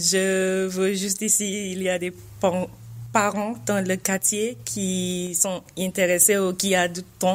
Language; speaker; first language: French; non-native, learner; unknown